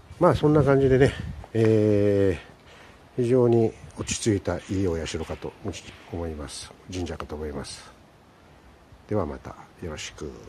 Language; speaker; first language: Japanese; native; Japanese